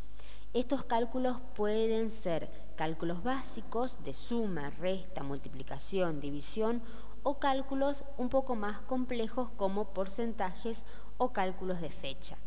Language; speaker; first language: Spanish; native; Spanish